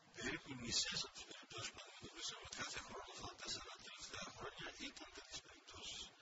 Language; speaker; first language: Greek; native; Greek